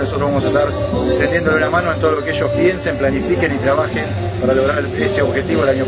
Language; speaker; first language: Spanish; native; Spanish